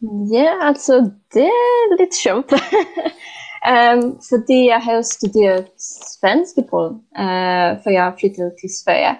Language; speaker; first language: Danish; non-native, fluent; Polish